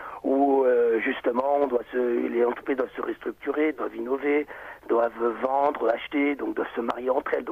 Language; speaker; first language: French; native; French